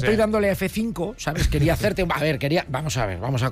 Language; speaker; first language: Spanish; native; Spanish